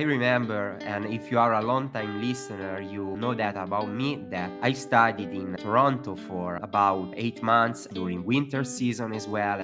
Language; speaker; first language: English; non-native, fluent; Italian